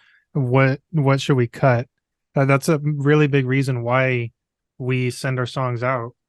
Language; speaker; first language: English; native; English